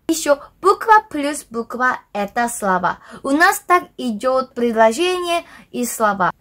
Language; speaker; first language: Russian; non-native, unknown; Korean